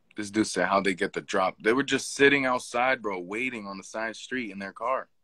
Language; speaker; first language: English; native; English